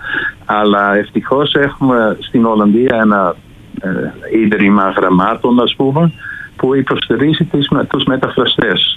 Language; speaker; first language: Greek; non-native, fluent; Dutch